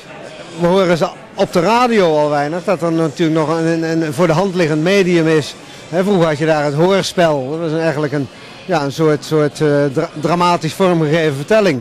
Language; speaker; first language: Dutch; native; Dutch